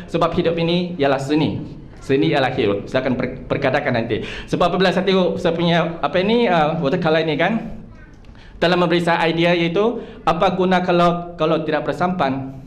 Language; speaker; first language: Malay; non-native, local second language; Chinese